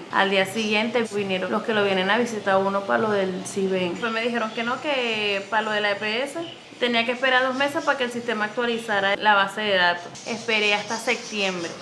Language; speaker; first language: Spanish; native; Spanish